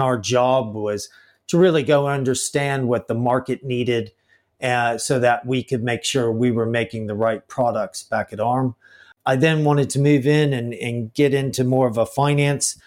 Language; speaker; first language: English; native; English